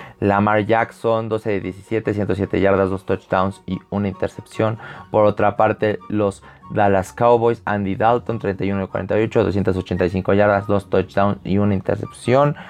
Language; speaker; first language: Spanish; native; Spanish